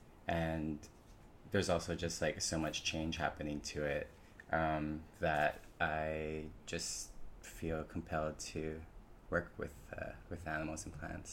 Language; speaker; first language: English; native; English